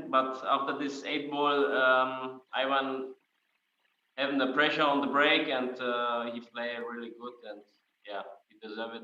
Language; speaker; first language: English; non-native, fluent; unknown